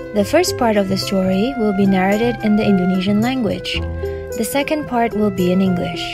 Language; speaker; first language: English; non-native, fluent; Indonesian